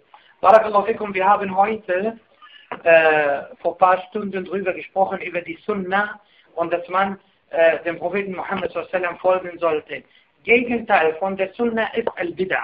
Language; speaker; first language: German; non-native, fluent; Arabic